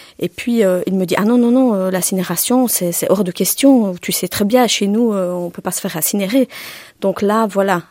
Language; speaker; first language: French; early bilingual, other home language; Turkish